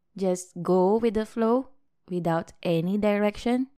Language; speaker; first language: English; non-native, local second language; Filipino